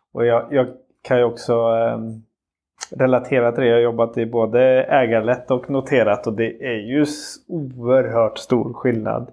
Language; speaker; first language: Swedish; native; Swedish